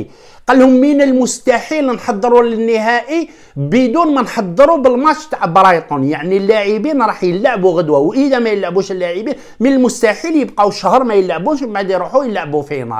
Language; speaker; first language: Arabic; native; Arabic